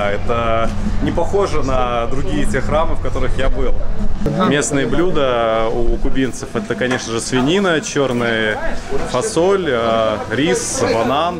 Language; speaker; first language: Russian; native; Russian